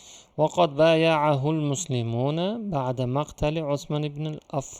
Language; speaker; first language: Arabic; non-native, fluent; Uzbek